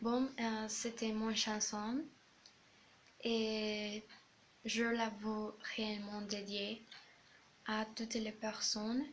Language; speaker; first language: French; non-native, learner; Spanish